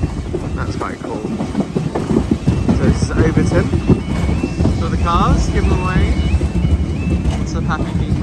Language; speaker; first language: English; native; English